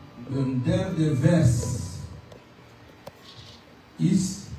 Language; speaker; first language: Dutch; non-native, learner; French